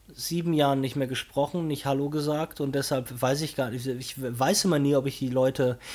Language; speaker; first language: German; non-native, fluent; Portuguese